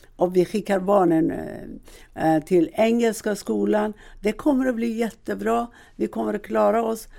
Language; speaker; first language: Swedish; non-native, fluent; Persian